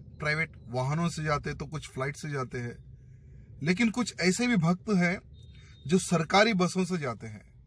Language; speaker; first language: Hindi; non-native, local second language; Telugu